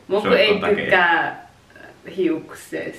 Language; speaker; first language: Finnish; non-native, learner; Japanese